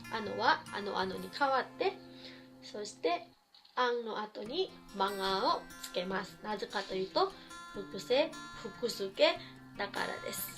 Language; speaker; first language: Japanese; non-native, fluent; Filipino